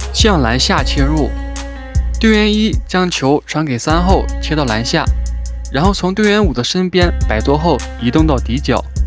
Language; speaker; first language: Chinese; native; Chinese